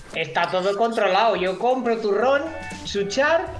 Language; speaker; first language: Spanish; native; Spanish